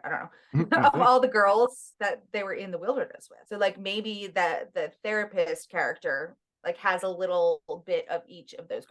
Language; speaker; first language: English; native; English